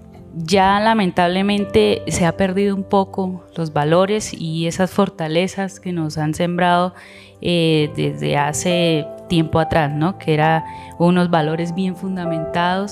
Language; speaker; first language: Spanish; native; Spanish